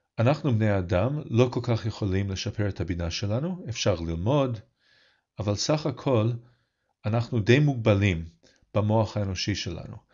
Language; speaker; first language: Hebrew; non-native, fluent; English